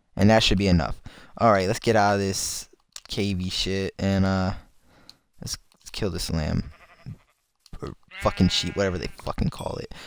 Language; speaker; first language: English; native; English